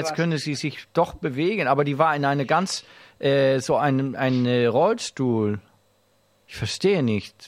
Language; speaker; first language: German; native; German